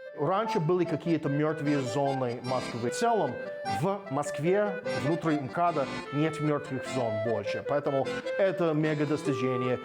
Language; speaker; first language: Russian; non-native, fluent; English